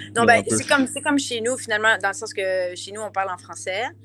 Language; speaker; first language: French; native; French